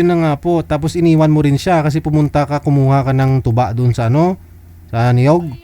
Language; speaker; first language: Filipino; native; Filipino